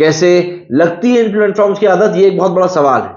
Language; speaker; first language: Hindi; native; Hindi